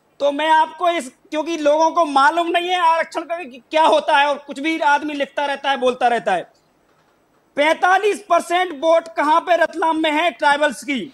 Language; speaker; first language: Hindi; native; Hindi